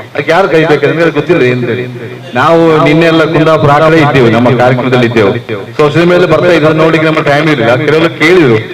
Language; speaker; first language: Kannada; native; Kannada